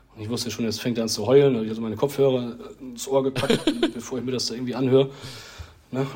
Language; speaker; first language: German; native; German